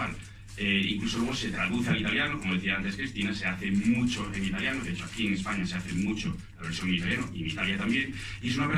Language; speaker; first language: Spanish; native; Spanish